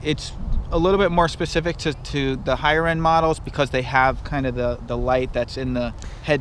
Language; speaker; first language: English; native; English